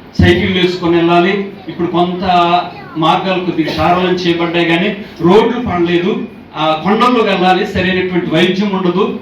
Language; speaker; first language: Telugu; non-native, local second language; Koya